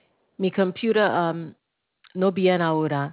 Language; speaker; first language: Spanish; non-native, learner; English